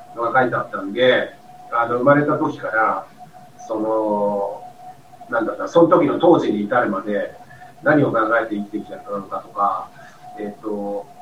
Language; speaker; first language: Japanese; native; Japanese